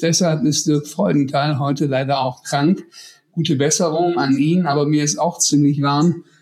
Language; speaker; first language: German; native; German